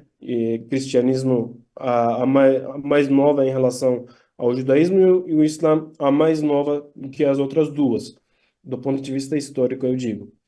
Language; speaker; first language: Portuguese; non-native, fluent; Turkish